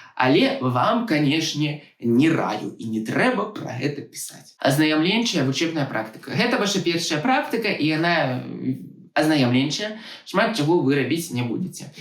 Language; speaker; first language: Belarusian; non-native, local second language; Russian